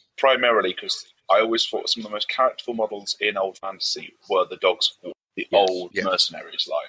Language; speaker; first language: English; native; English